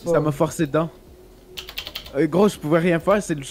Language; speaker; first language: French; native; French